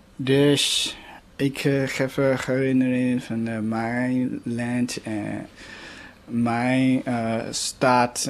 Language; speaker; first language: Dutch; non-native, learner; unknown